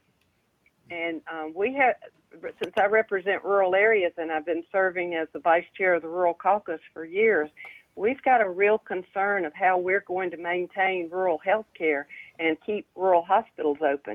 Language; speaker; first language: English; native; English